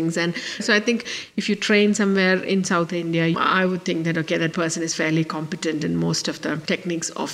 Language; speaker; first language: English; non-native, local second language; Malayalam